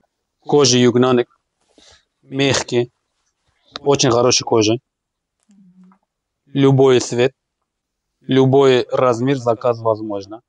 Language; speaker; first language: Russian; non-native, learner; Turkish